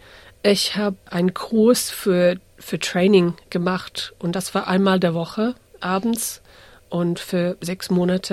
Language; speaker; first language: German; non-native, fluent; English